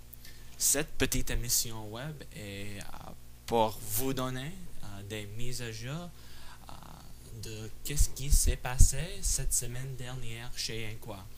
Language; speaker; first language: French; non-native, fluent; English